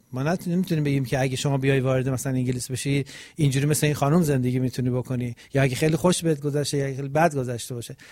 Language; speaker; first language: Persian; native; Persian